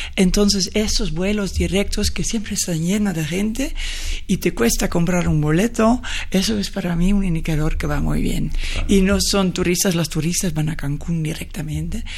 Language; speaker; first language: Spanish; non-native, fluent; Dutch